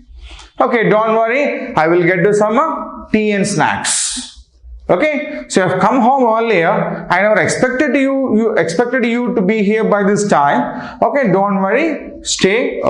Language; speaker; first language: English; non-native, local second language; Telugu